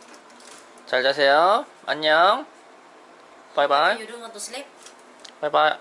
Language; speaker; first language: Korean; native; Korean